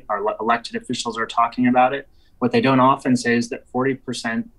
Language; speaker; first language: English; native; English